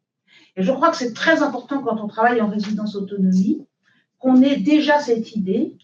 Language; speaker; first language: French; native; French